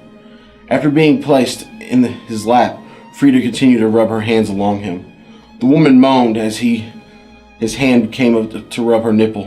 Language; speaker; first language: English; native; English